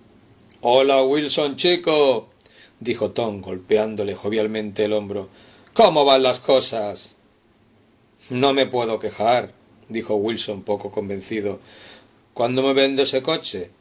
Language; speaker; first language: Spanish; native; Spanish